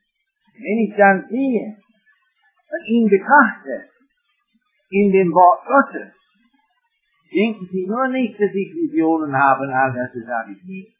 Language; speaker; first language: German; non-native, fluent; English